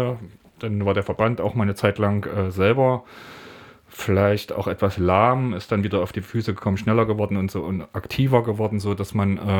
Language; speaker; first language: German; native; German